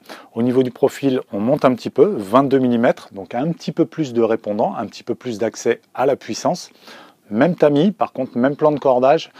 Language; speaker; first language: French; native; French